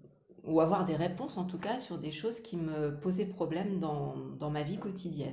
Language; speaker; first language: French; native; French